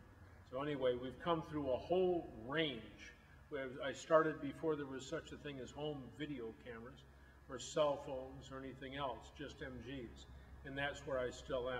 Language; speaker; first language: English; native; English